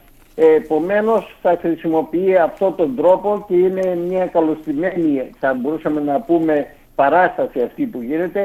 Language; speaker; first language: Greek; native; Greek